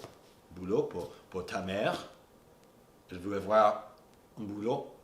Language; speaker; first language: French; non-native, learner; English